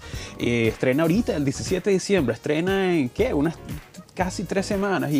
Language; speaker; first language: Spanish; native; Spanish